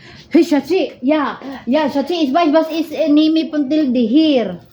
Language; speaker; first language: German; non-native, learner; Cebuano